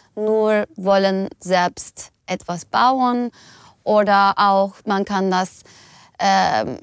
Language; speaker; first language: German; non-native, fluent; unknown